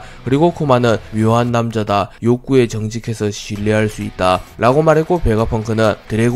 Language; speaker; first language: Korean; native; Korean